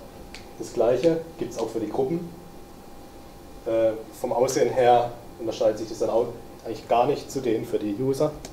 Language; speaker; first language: German; native; German